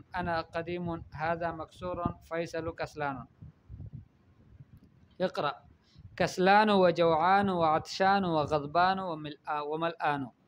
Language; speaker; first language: Arabic; non-native, fluent; Urdu